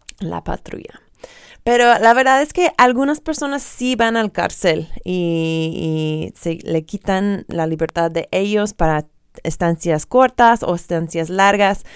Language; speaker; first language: Spanish; non-native, fluent; English